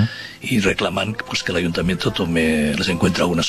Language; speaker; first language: Spanish; native; Spanish